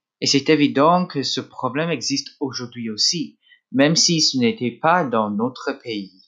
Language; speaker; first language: French; non-native, local second language; English